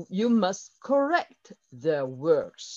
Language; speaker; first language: English; non-native, learner; French